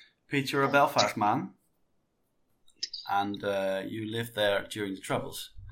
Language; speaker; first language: English; non-native, fluent; Dutch